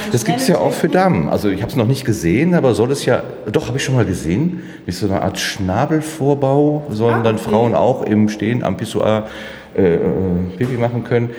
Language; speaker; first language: German; native; German